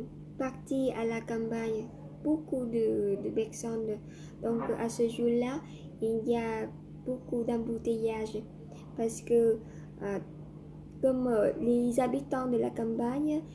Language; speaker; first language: French; non-native, learner; Vietnamese